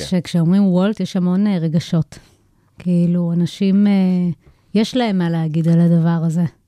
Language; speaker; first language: Hebrew; native; Hebrew